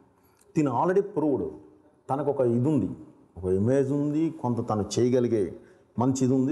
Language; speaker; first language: Telugu; native; Telugu